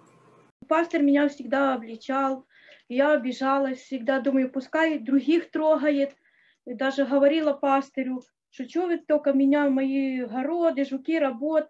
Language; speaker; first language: Russian; non-native, local second language; Ukrainian